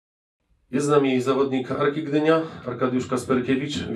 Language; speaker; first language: Polish; native; Polish